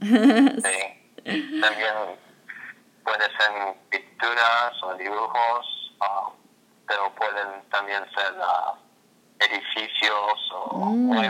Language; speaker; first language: Spanish; non-native, fluent; English